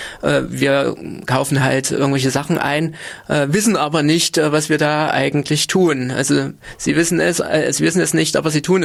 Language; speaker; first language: German; native; German